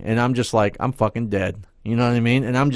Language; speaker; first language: English; native; English